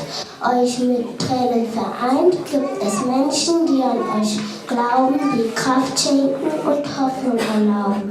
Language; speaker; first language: German; early bilingual, other home language; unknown